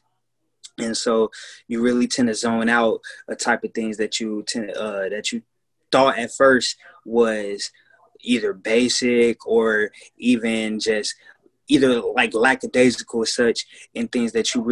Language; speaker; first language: English; native; English